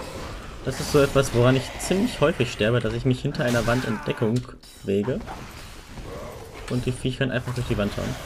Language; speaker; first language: German; native; German